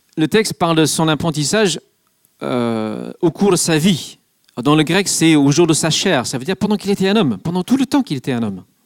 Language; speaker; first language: French; non-native, fluent; English